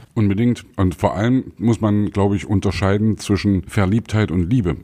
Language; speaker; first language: German; native; German